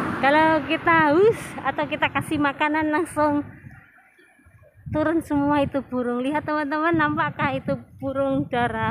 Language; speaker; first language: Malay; non-native, local second language; Javanese